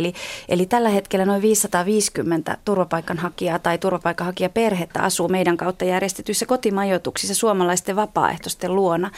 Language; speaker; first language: Finnish; native; Finnish